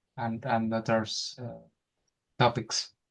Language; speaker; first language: English; non-native, learner; Spanish